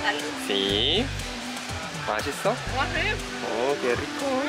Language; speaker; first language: Spanish; non-native, learner; Japanese